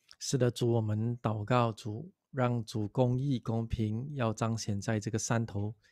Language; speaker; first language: Chinese; native; Chinese